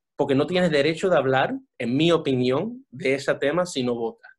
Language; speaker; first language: Spanish; early bilingual, other home language; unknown